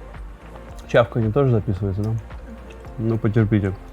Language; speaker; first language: Russian; native; Russian